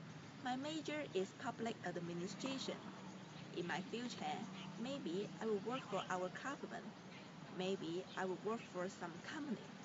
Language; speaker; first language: English; non-native, learner; Chinese